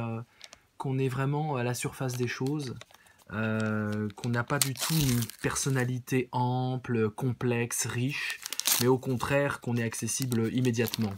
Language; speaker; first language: French; native; French